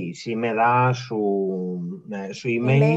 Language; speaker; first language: Spanish; non-native, fluent; Greek